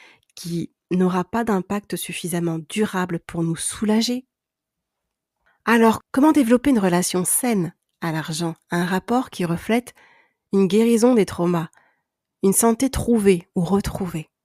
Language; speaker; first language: French; native; French